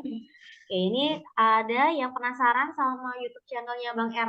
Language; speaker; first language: Indonesian; native; Indonesian